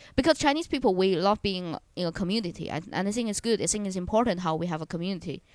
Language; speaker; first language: English; non-native, fluent; Chinese